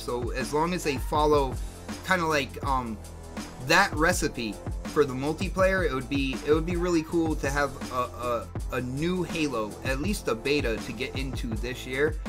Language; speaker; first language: English; native; English